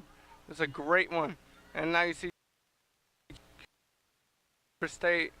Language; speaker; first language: English; native; English